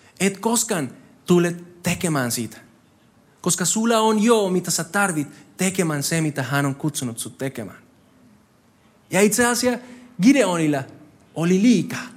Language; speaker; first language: Finnish; non-native, fluent; Spanish